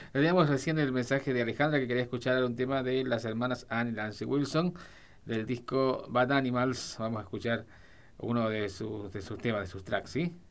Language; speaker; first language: Spanish; native; Spanish